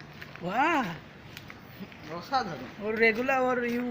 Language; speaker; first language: Hindi; non-native, local second language; Bangla